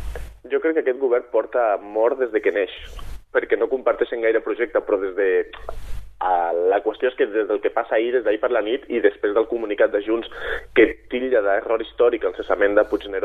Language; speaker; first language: Catalan; native; Catalan